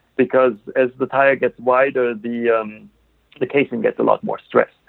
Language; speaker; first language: English; non-native, fluent; German